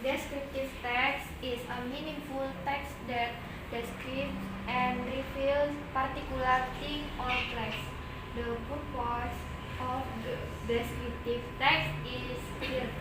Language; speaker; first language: English; non-native, learner; Indonesian